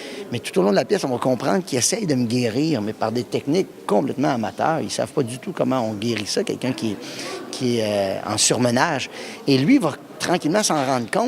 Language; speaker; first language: French; native; French